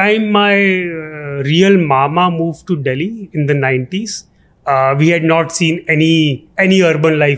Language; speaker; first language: English; non-native, local second language; Punjabi